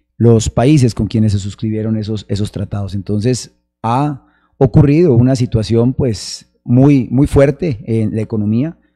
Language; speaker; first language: Spanish; native; Spanish